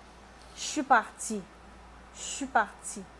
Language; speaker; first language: French; non-native, fluent; Portuguese